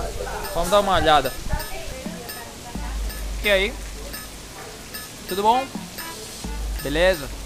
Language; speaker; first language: Portuguese; non-native, learner; Greek